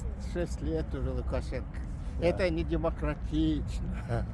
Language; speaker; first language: Russian; native; Russian